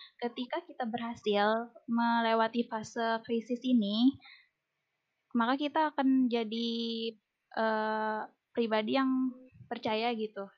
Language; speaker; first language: Indonesian; non-native, local second language; Banjar